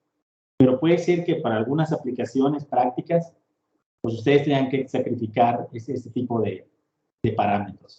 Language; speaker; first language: Spanish; native; Spanish